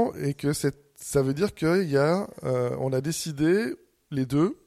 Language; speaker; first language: French; native; French